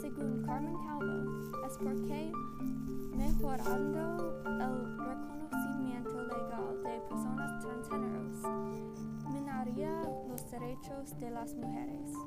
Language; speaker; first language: Spanish; non-native, learner; English